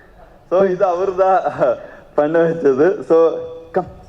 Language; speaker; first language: Tamil; non-native, learner; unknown